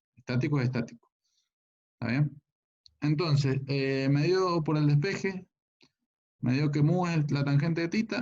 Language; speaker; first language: Spanish; native; Spanish